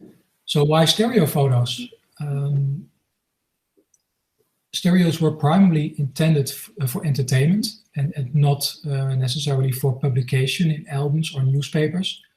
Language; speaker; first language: English; non-native, fluent; Dutch